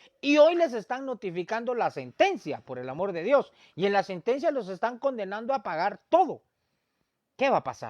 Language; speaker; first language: Spanish; native; Spanish